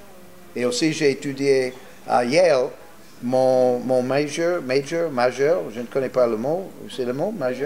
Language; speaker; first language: French; non-native, fluent; English